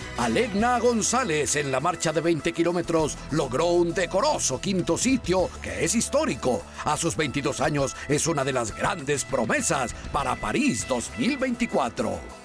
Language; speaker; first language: Spanish; native; Spanish